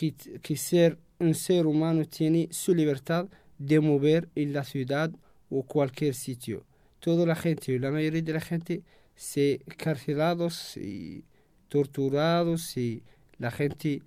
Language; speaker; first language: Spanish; non-native, learner; Arabic